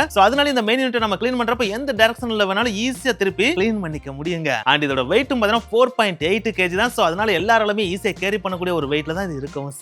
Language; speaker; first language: Tamil; native; Tamil